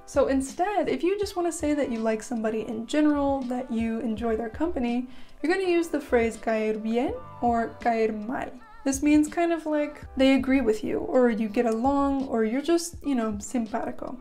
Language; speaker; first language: English; native; English